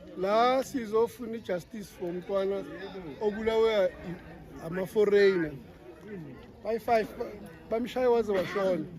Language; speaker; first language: Zulu; native; Zulu